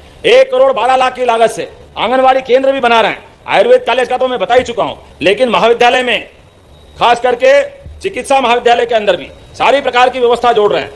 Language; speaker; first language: Hindi; native; Hindi